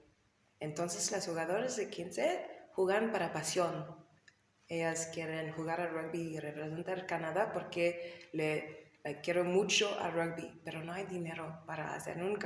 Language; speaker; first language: Spanish; non-native, learner; English